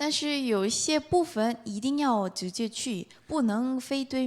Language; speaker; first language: Chinese; non-native, fluent; Korean